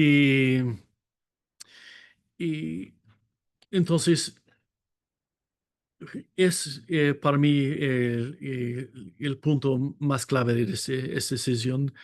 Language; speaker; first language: Spanish; non-native, fluent; English